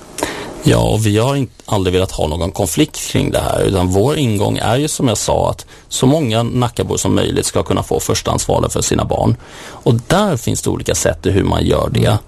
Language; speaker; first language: Swedish; native; Swedish